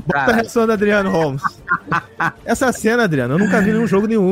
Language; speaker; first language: Portuguese; native; Portuguese